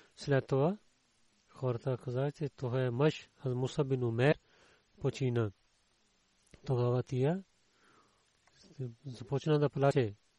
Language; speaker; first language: Bulgarian; non-native, learner; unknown